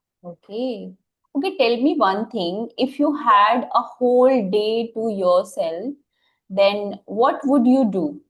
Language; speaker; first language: English; non-native, fluent; Hindi